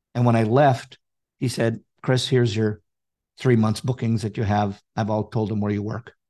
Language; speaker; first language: English; native; English